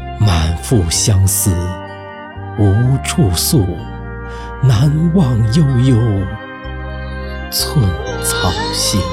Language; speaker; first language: Chinese; native; Chinese